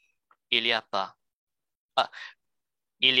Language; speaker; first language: French; non-native, learner; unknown